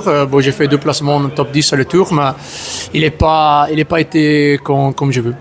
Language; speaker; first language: French; non-native, learner; Italian